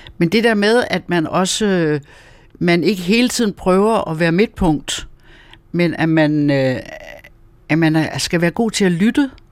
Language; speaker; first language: Danish; native; Danish